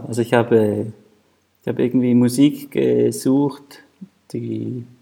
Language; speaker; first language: German; native; German